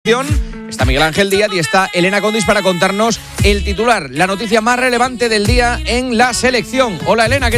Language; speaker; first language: Spanish; native; Spanish